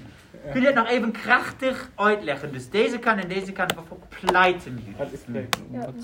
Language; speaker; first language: Dutch; non-native, learner; German